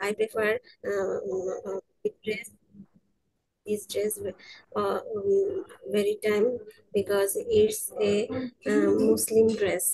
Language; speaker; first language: English; non-native, learner; Bangla